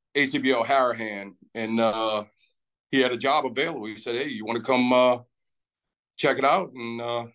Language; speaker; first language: English; native; English